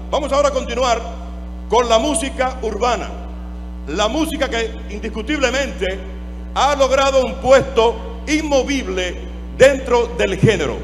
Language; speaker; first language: Spanish; native; Spanish